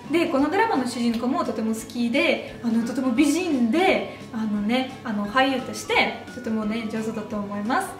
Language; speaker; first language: Japanese; non-native, fluent; Russian